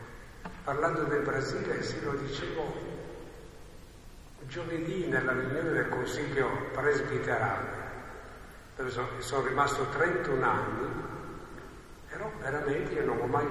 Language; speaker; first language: Italian; native; Italian